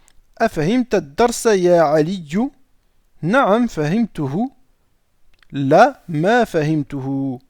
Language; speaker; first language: Arabic; non-native, fluent; French